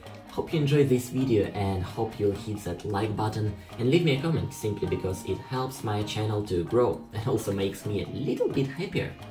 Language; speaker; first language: English; non-native, fluent; Russian